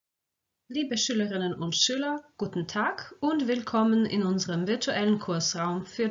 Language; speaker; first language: German; non-native, fluent; Croatian